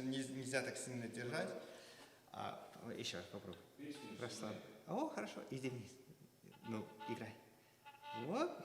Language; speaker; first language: Russian; early bilingual, heritage; Russian